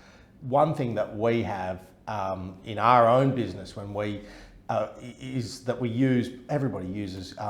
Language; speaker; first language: English; native; English